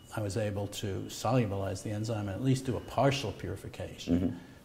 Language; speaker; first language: English; native; English